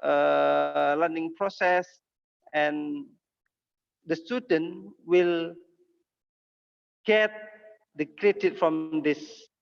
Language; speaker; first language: English; non-native, learner; Indonesian